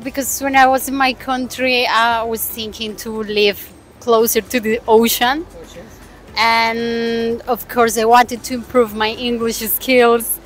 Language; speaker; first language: English; non-native, learner; Spanish